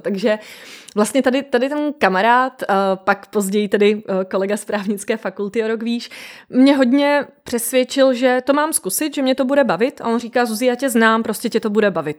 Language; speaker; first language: Czech; native; Czech